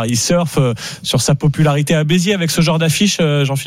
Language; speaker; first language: French; native; French